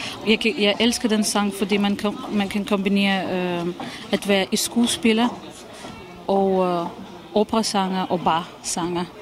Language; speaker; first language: Danish; non-native, fluent; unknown